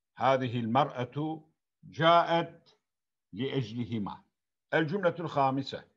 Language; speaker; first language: Arabic; non-native, fluent; Turkish